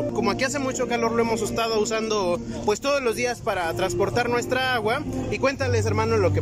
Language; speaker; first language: Spanish; native; Spanish